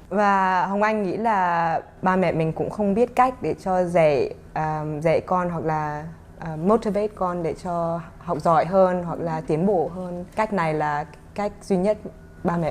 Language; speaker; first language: Vietnamese; early bilingual, heritage; Vietnamese